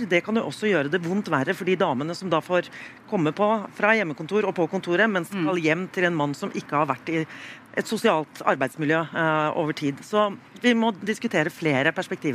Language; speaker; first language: Norwegian; native; Norwegian